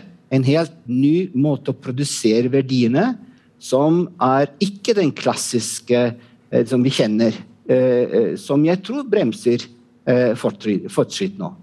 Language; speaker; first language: Norwegian; non-native, fluent; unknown